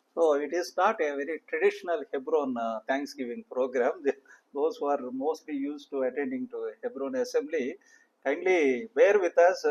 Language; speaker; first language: English; non-native, local second language; Telugu